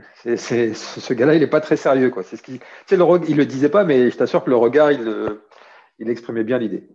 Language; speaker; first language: French; early bilingual, other home language; Arabic